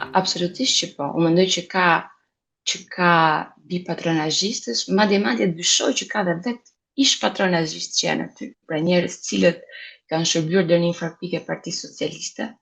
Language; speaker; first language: Albanian; native; Albanian